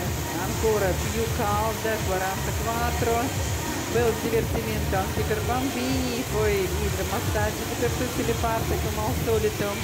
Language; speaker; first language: Italian; non-native, learner; Russian